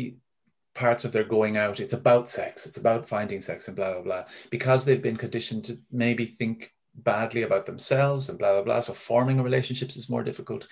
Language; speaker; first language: English; native; English